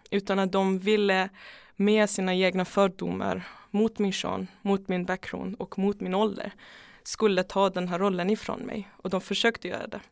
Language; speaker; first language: Swedish; non-native, fluent; Persian